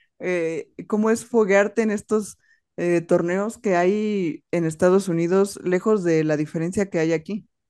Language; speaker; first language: Spanish; native; Spanish